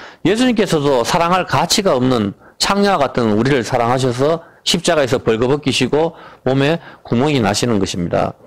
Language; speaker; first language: Korean; native; Korean